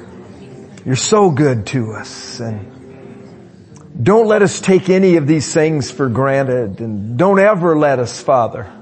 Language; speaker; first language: English; native; English